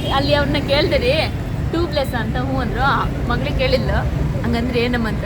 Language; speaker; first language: Kannada; native; Kannada